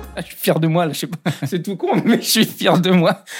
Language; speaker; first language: French; native; French